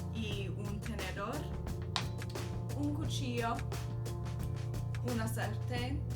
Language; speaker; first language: Spanish; non-native, fluent; English